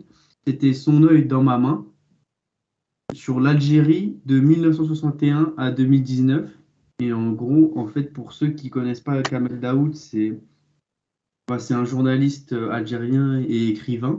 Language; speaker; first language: French; native; French